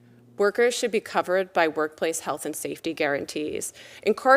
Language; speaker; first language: English; native; English